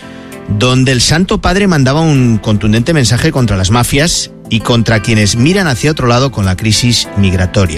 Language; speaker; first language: Spanish; native; Spanish